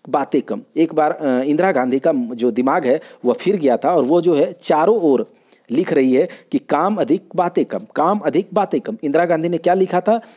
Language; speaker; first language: Hindi; non-native, local second language; Magahi